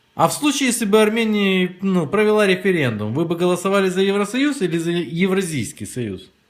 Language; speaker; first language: Russian; native; Russian